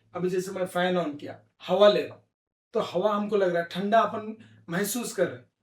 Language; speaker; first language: Hindi; non-native, local second language; Telugu